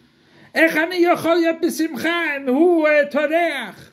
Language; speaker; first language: Hebrew; non-native, fluent; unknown